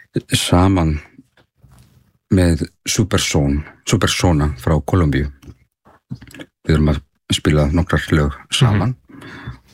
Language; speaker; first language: Icelandic; non-native, learner; Spanish